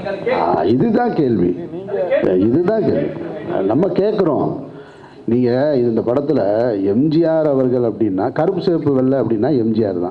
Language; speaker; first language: Tamil; native; Tamil